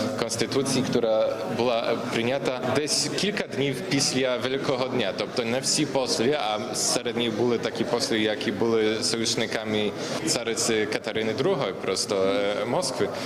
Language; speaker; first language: Ukrainian; non-native, fluent; Polish